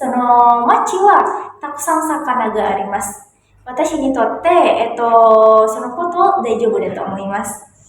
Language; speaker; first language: Japanese; non-native, learner; Indonesian